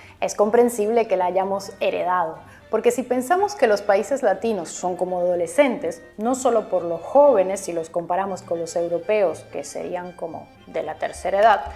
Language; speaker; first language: Spanish; native; Spanish